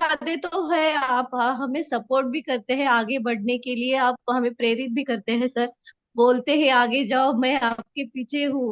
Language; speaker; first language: Hindi; native; Hindi